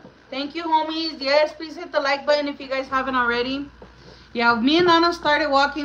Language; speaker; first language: English; early bilingual, other home language; Spanish